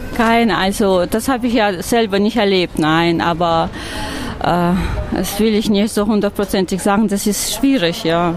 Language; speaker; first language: German; non-native, fluent; Russian